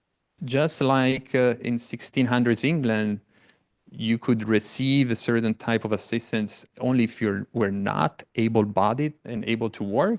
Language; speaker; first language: English; non-native, fluent; Italian